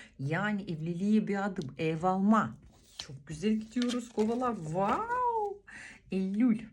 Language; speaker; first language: Turkish; non-native, fluent; Russian